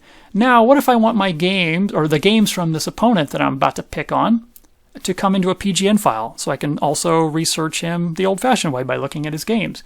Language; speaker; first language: English; native; English